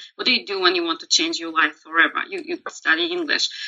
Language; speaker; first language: English; non-native, fluent; Russian